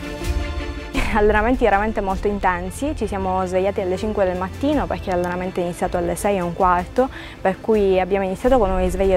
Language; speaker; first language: Italian; native; Italian